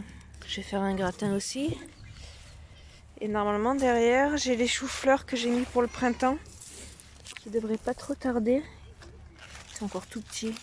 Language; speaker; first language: French; native; French